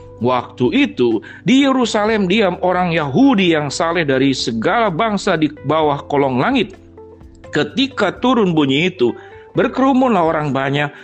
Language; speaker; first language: Indonesian; native; Indonesian